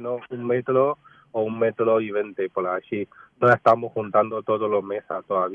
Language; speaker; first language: Spanish; non-native, learner; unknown